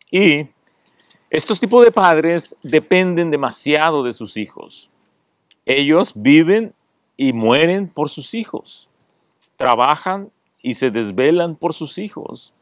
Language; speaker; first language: Spanish; native; Spanish